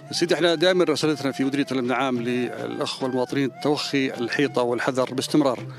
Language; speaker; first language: Arabic; native; Arabic